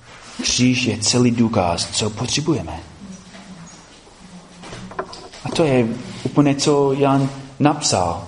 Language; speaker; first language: Czech; non-native, fluent; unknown